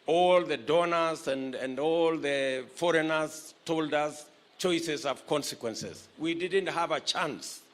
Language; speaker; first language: English; non-native, local second language; Kalenjin